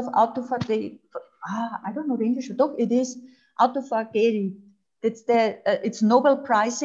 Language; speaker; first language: English; non-native, fluent; German